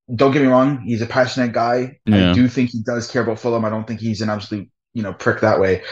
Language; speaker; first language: English; native; English